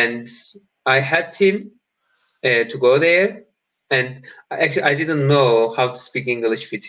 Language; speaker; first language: English; non-native, learner; Turkish